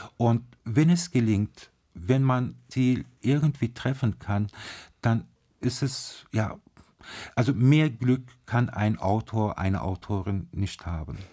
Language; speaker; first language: German; early bilingual, other home language; Turkish